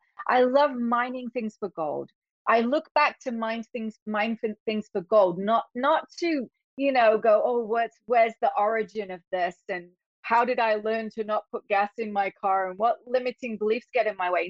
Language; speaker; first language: English; native; English